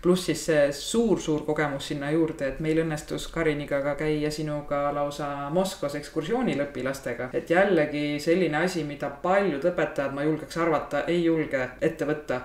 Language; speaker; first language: Estonian; native; Estonian